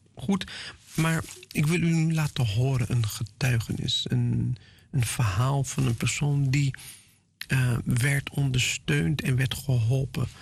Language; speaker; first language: Dutch; non-native, fluent; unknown